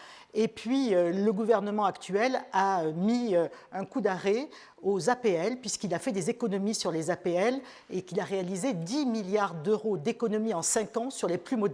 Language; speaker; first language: French; native; French